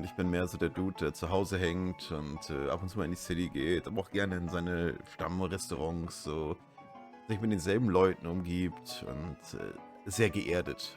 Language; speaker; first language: German; native; German